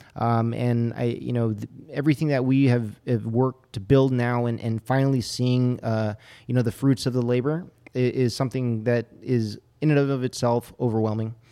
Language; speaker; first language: English; native; English